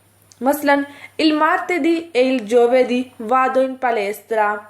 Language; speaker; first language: Italian; non-native, fluent; Urdu